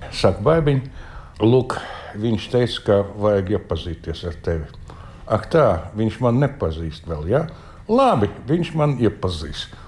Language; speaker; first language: Latvian; native; Latvian